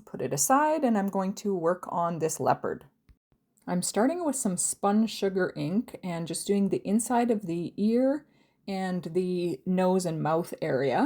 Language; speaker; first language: English; native; English